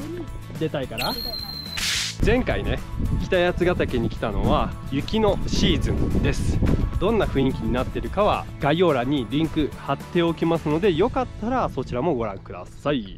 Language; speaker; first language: Japanese; native; Japanese